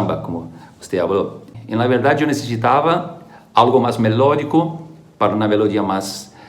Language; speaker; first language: Spanish; non-native, fluent; Portuguese